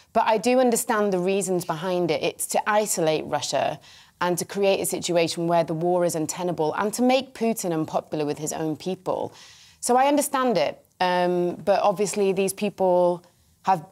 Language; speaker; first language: English; native; English